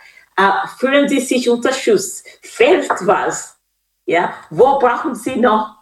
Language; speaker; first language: German; non-native, fluent; Kinyarwanda